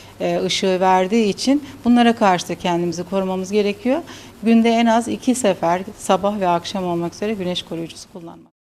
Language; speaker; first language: Turkish; native; Turkish